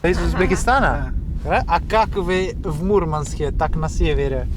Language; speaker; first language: Russian; non-native, fluent; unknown